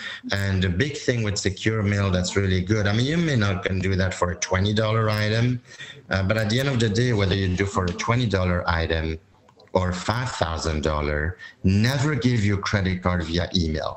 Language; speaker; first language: English; non-native, fluent; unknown